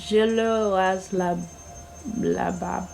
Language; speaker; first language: French; non-native, learner; English